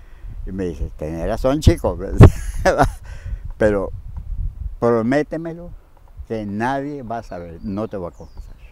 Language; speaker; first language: Spanish; native; Spanish